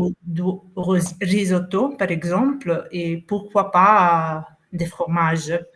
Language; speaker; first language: French; non-native, fluent; Italian